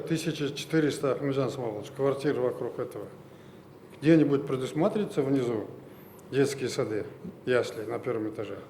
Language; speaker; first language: Russian; non-native, local second language; Kazakh